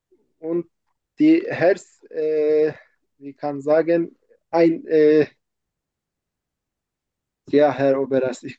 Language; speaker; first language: German; non-native, fluent; Turkish